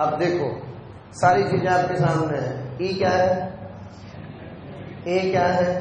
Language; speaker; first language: Hindi; native; Hindi